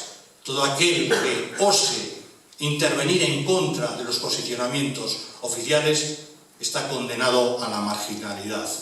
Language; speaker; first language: Spanish; native; Spanish